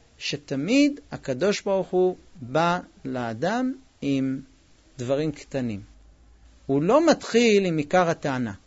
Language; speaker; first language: Hebrew; non-native, fluent; English